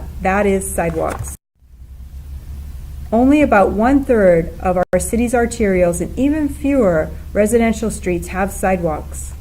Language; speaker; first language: English; native; English